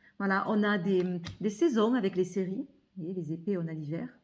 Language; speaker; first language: French; native; French